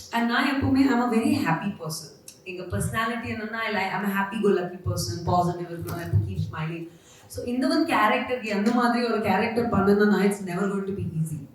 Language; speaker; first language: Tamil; non-native, learner; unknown